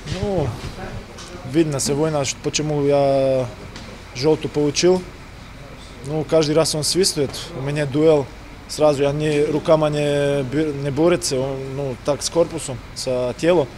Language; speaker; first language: Russian; non-native, learner; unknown